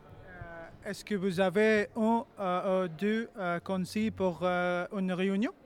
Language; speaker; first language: French; non-native, learner; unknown